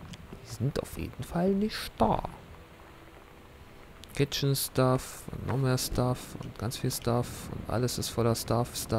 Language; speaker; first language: German; native; German